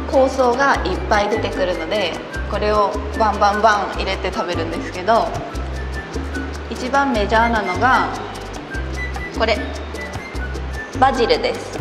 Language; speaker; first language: Japanese; native; Japanese